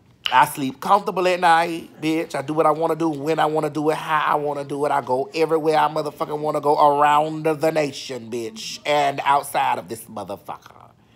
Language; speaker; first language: English; native; English